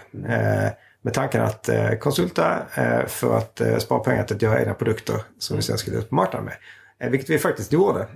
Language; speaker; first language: Swedish; native; Swedish